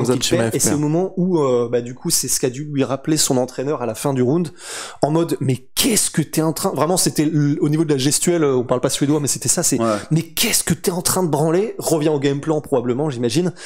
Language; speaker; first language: French; native; French